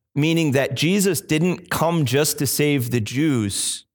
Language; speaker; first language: English; native; English